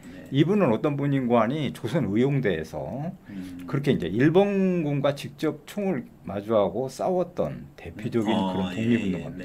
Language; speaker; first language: Korean; native; Korean